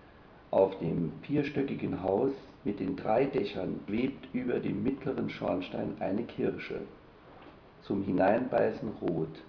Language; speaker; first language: German; native; German